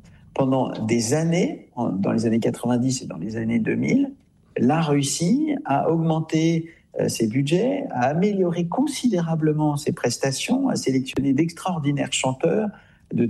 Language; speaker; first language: French; native; French